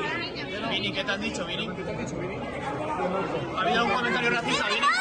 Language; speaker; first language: Spanish; native; Spanish